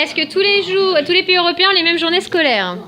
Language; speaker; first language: French; native; French